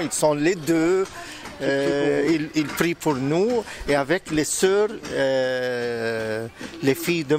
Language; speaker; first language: French; non-native, fluent; Arabic